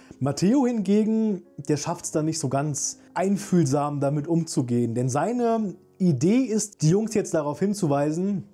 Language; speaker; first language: German; native; German